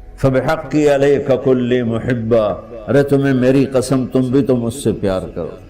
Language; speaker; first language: Urdu; non-native, local second language; Punjabi